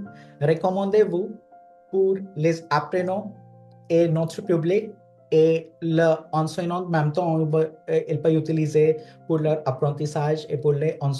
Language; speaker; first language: French; non-native, fluent; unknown